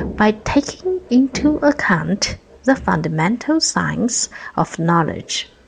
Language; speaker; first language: English; non-native, fluent; Chinese